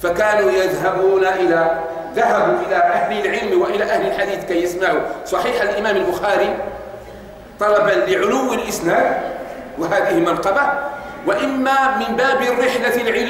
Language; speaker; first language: Arabic; native; Arabic